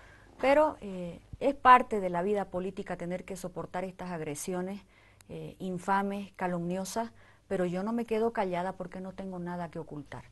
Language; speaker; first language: Spanish; native; Spanish